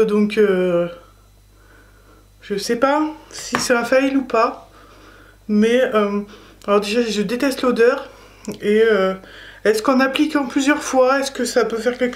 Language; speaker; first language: French; native; French